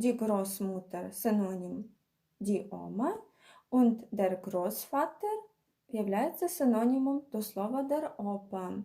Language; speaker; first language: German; non-native, fluent; Ukrainian